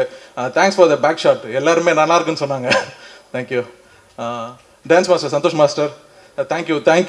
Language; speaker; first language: Tamil; native; Tamil